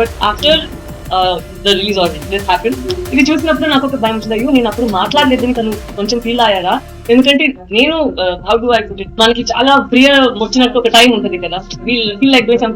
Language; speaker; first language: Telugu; non-native, fluent; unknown